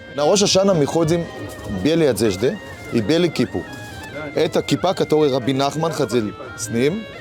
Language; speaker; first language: Russian; early bilingual, heritage; Hebrew